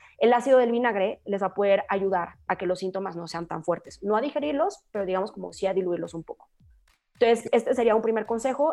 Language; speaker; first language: Spanish; native; Spanish